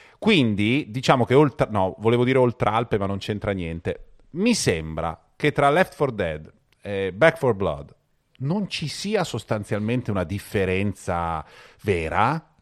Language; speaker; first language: Italian; native; Italian